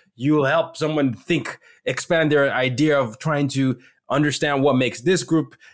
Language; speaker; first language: English; non-native, local second language; Yoruba